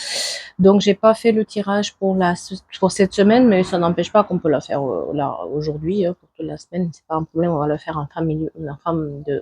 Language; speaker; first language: French; native; French